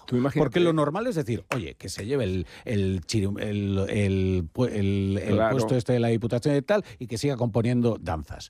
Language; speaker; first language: Spanish; native; Spanish